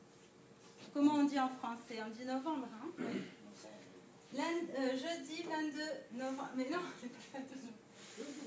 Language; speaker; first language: French; non-native, fluent; Dutch